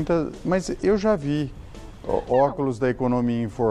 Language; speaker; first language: Portuguese; native; Portuguese